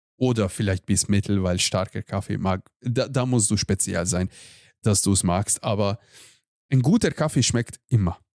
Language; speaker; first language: German; non-native, fluent; Hungarian